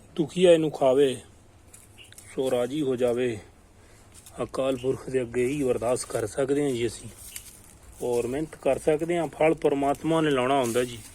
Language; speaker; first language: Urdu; non-native, local second language; Punjabi